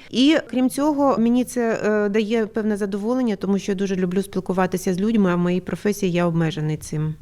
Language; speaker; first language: Ukrainian; native; Ukrainian